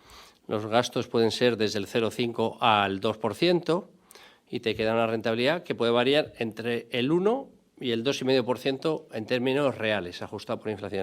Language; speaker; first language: Spanish; native; Spanish